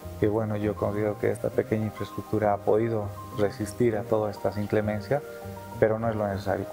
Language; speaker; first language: Spanish; native; Spanish